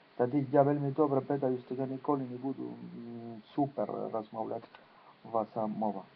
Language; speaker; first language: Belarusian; non-native, learner; Spanish